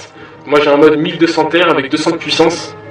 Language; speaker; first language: French; native; French